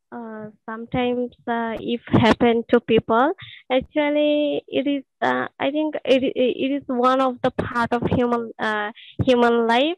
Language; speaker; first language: English; non-native, learner; Bangla